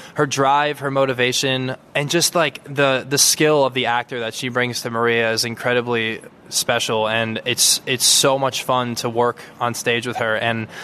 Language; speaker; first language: English; native; English